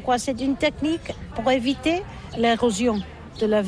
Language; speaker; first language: French; non-native, learner; Catalan